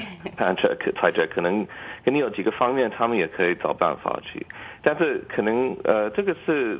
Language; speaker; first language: Chinese; early bilingual, heritage; English